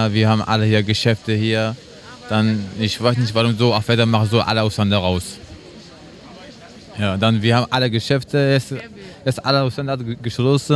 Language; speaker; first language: German; non-native, learner; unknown